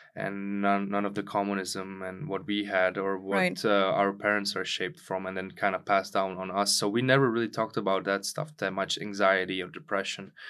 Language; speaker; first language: English; non-native, fluent; Czech